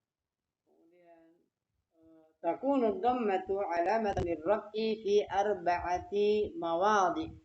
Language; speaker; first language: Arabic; non-native, fluent; Indonesian